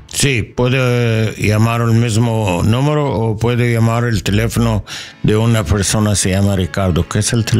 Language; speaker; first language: Spanish; non-native, learner; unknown